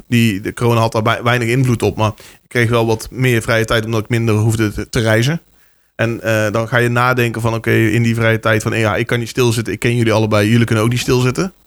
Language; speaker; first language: Dutch; native; Dutch